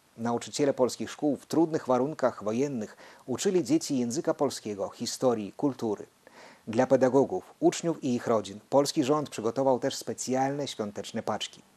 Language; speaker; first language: Polish; early bilingual, heritage; Polish